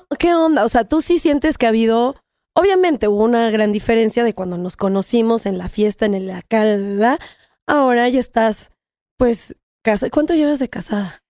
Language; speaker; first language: Spanish; native; Spanish